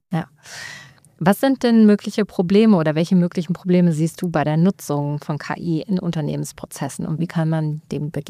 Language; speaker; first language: German; native; German